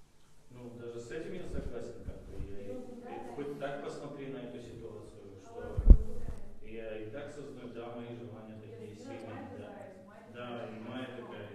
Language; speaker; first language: Russian; native; Russian